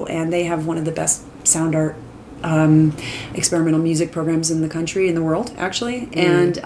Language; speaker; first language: English; native; English